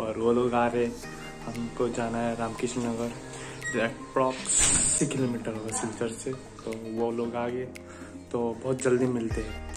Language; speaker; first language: Hindi; non-native, local second language; Bangla